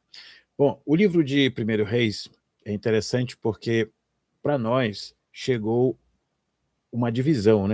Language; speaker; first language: Portuguese; native; Portuguese